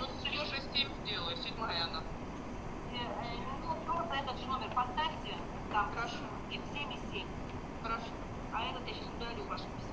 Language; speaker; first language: Russian; native; Russian